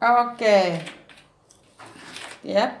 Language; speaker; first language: English; non-native, learner; Vietnamese